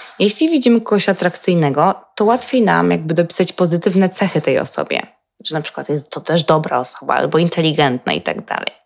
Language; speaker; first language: Polish; native; Polish